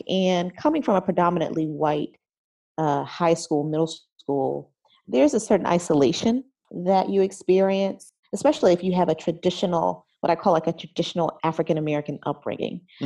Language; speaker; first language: English; native; English